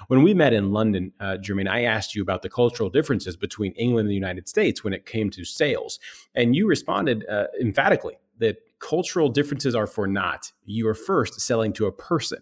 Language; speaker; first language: English; native; English